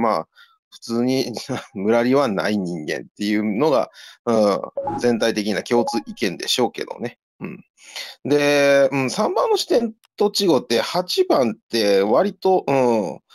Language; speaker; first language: Japanese; native; Japanese